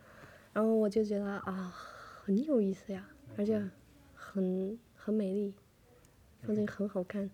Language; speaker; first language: Chinese; non-native, fluent; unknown